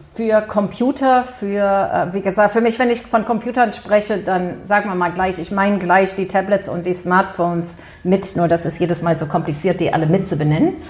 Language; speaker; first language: German; early bilingual, heritage; German